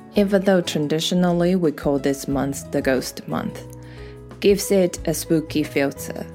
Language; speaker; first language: English; non-native, fluent; Chinese